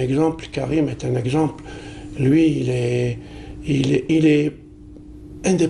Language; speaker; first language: French; non-native, local second language; Arabic